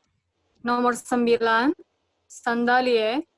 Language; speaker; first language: Turkish; non-native, learner; Indonesian